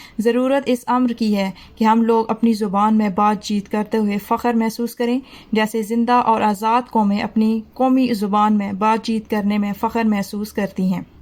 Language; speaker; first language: Urdu; non-native, local second language; Punjabi